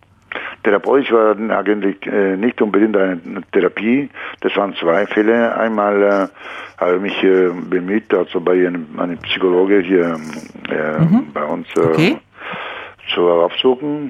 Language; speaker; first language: German; non-native, fluent; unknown